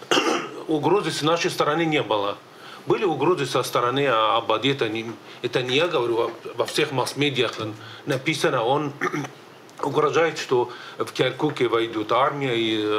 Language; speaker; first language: Russian; native; Russian